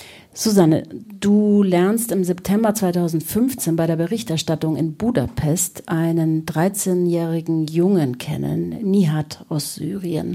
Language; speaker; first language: German; native; German